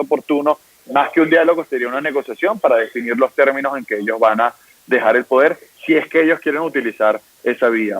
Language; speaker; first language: Spanish; native; Spanish